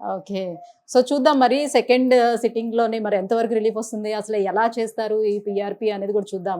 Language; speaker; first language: Telugu; native; Telugu